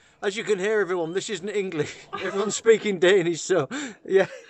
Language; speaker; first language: English; native; English